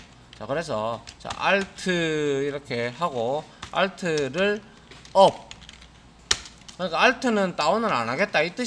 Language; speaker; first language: Korean; native; Korean